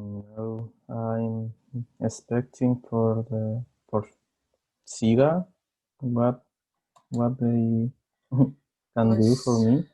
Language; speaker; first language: English; non-native, learner; Spanish